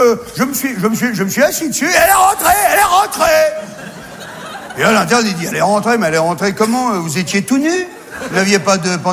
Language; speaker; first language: French; native; French